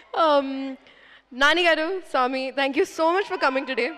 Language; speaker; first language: Telugu; non-native, fluent; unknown